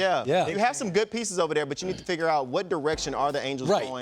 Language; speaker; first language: English; native; English